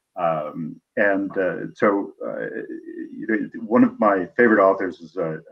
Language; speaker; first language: English; native; English